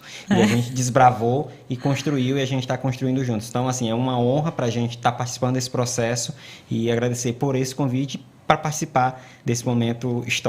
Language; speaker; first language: Portuguese; native; Portuguese